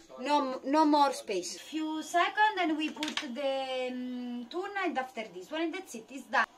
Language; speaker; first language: English; non-native, learner; Italian